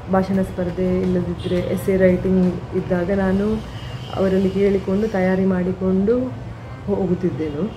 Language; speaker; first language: Kannada; native; Kannada